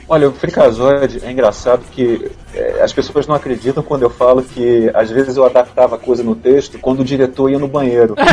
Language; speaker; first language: Portuguese; native; Portuguese